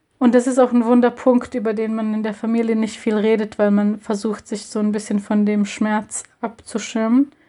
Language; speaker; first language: German; early bilingual, other home language; Bosnian